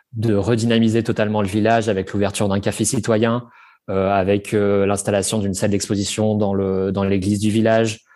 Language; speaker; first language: French; native; French